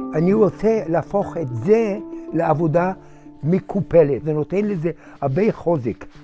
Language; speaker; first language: Hebrew; non-native, fluent; English